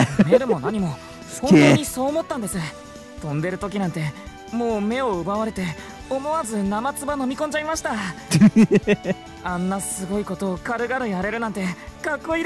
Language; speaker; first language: Japanese; native; Japanese